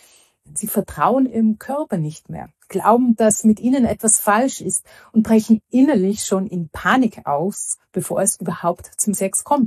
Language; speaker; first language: German; native; German